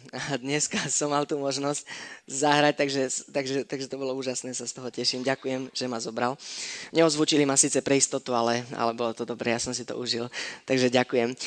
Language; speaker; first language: Slovak; non-native, fluent; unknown